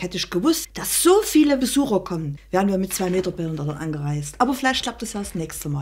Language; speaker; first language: German; native; German